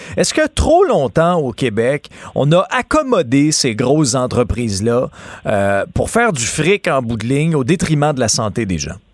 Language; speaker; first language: French; native; French